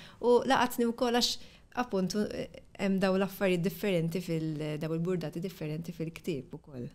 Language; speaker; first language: Maltese; native; Maltese